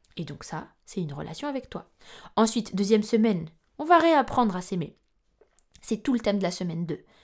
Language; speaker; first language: French; non-native, local second language; Malagasy